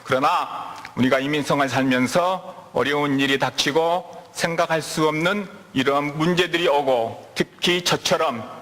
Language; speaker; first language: Korean; native; Korean